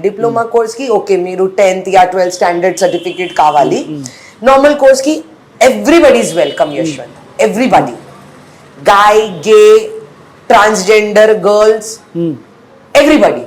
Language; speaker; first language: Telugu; non-native, fluent; Hindi